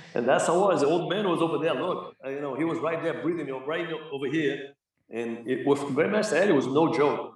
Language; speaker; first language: English; non-native, fluent; Portuguese